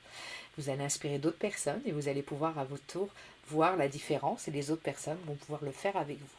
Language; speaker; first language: French; native; French